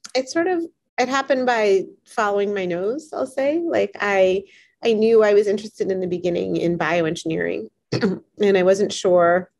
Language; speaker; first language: English; native; English